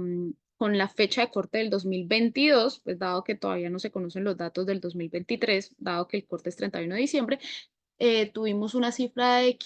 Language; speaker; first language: Spanish; native; Spanish